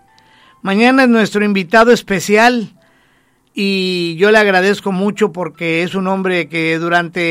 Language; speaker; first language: Spanish; native; Spanish